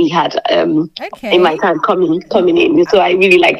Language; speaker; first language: English; non-native, local second language; Yoruba